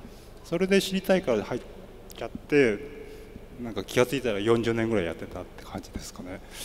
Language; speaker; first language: Japanese; native; Japanese